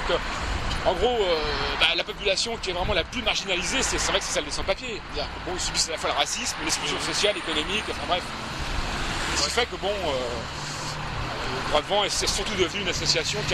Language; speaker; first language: French; native; French